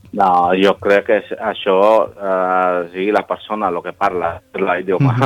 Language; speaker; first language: Catalan; non-native, learner; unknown